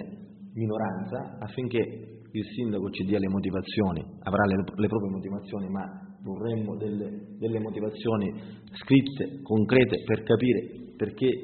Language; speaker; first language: Italian; native; Italian